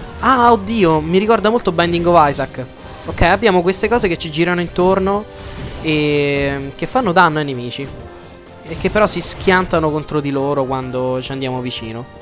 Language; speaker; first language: Italian; native; Italian